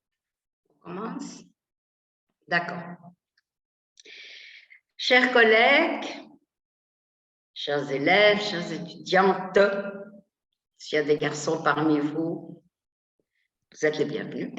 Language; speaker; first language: French; non-native, local second language; Arabic